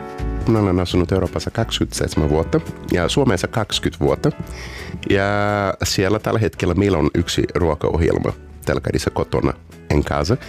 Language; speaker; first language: Finnish; non-native, learner; Portuguese